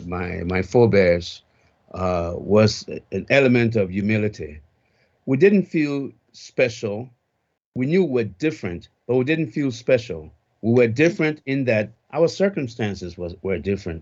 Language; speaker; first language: English; native; English